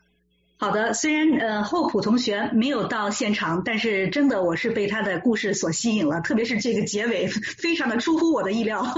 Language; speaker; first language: Chinese; native; Chinese